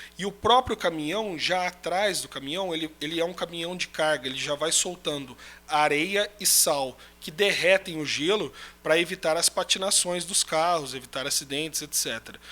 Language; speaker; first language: Portuguese; native; Portuguese